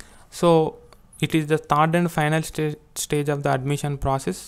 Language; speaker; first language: English; non-native, local second language; Telugu